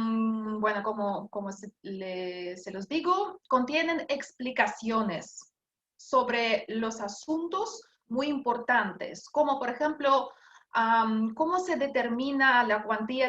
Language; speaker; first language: Spanish; non-native, fluent; Russian